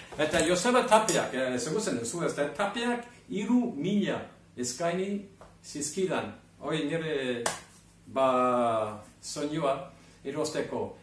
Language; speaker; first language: Basque; non-native, fluent; English